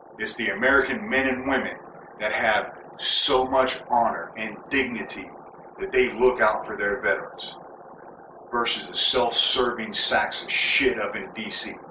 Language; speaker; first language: English; native; English